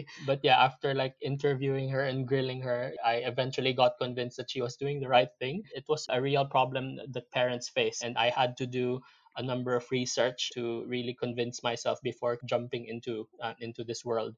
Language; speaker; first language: English; non-native, local second language; Filipino